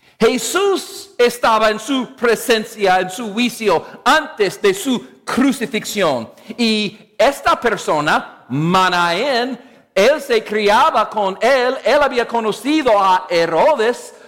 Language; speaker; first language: Spanish; non-native, fluent; English